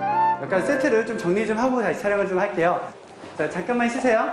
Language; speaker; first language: Korean; native; Korean